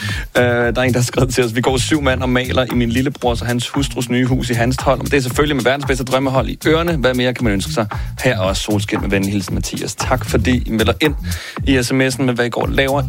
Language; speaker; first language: Danish; native; Danish